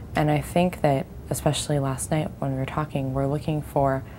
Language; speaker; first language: English; native; English